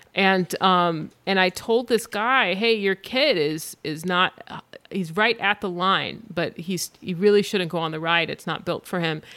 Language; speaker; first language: English; native; English